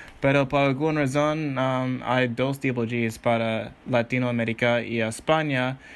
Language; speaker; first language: Spanish; non-native, learner; English